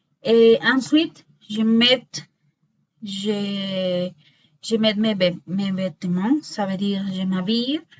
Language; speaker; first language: French; non-native, learner; Spanish